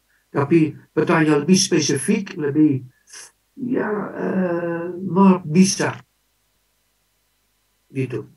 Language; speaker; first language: Indonesian; non-native, fluent; Dutch